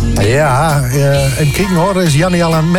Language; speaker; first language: Dutch; native; Dutch